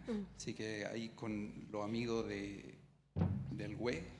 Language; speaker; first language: Spanish; native; Spanish